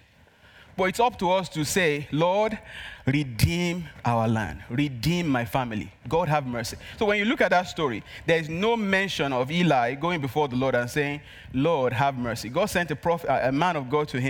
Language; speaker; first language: English; non-native, local second language; Yoruba